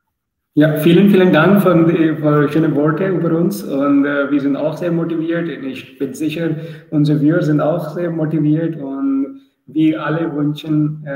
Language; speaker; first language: German; non-native, learner; Urdu